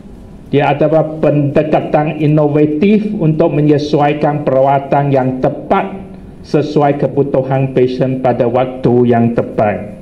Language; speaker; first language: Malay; non-native, local second language; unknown